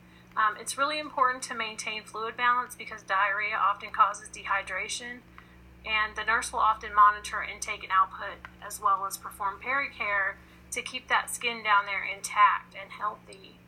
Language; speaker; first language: English; native; English